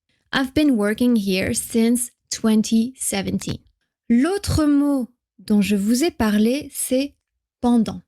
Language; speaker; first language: French; native; French